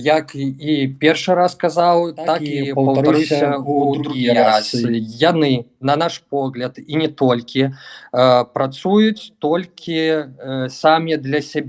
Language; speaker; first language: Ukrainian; non-native, learner; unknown